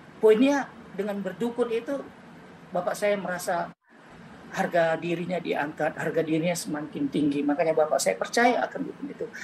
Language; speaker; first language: Indonesian; native; Indonesian